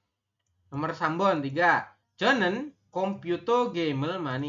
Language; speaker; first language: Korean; non-native, fluent; Indonesian